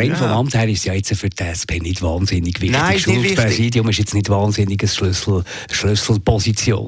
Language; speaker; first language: German; native; German